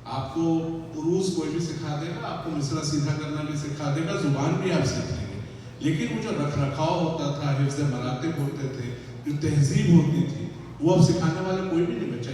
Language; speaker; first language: Urdu; native; Urdu